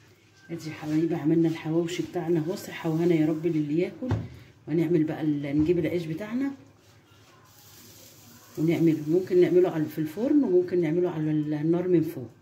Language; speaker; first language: Arabic; native; Arabic